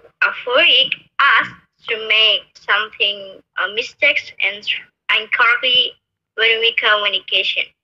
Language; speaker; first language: English; non-native, learner; Indonesian